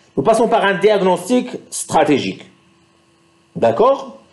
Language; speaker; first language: French; non-native, local second language; Arabic